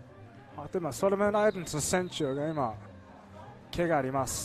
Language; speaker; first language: Japanese; non-native, learner; English